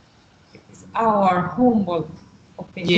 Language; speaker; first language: English; non-native, learner; Spanish